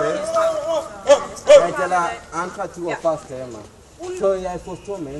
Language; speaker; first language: Danish; non-native, learner; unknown